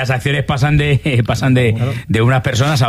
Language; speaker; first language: Spanish; native; Spanish